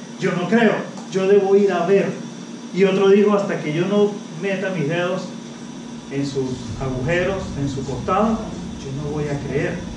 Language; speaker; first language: Spanish; native; Spanish